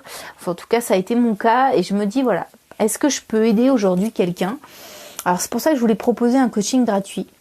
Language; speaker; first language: French; native; French